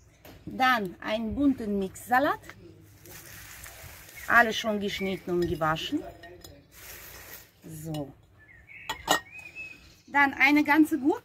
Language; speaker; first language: German; non-native, fluent; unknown